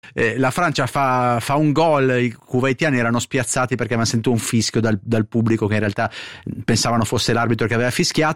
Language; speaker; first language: Italian; native; Italian